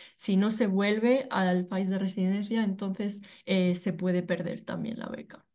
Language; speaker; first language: Spanish; native; Spanish